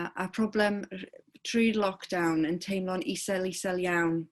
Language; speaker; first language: Welsh; non-native, fluent; English